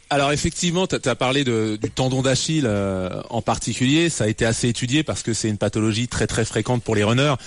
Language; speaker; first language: French; native; French